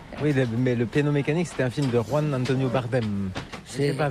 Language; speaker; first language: French; native; French